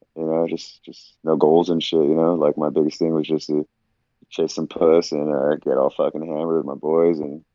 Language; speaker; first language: English; native; English